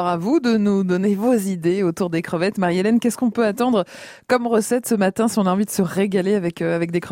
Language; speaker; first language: French; native; French